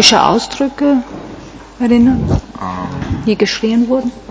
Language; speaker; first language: German; non-native, fluent; Italian